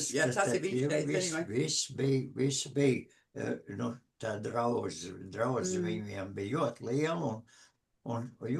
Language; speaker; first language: Latvian; non-native, fluent; English